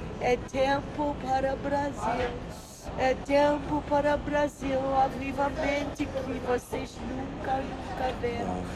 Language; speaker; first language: Portuguese; non-native, learner; English